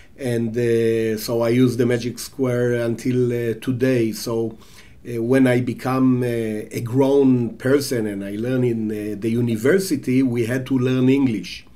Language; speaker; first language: English; non-native, fluent; Hebrew